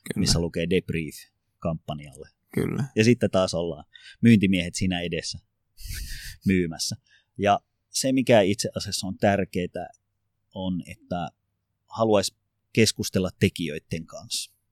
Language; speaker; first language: Finnish; native; Finnish